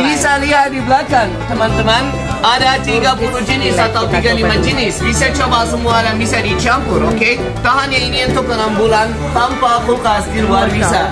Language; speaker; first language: Indonesian; non-native, fluent; Turkish